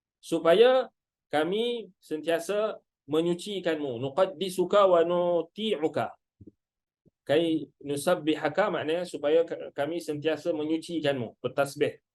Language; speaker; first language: Malay; native; Malay